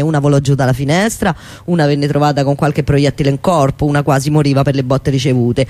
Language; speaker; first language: Italian; native; Italian